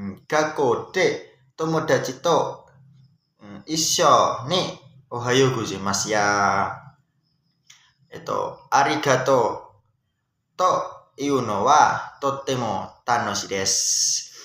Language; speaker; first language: Japanese; non-native, learner; Indonesian